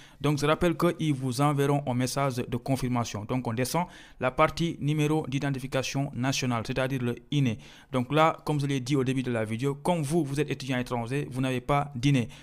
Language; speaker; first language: French; non-native, local second language; Fula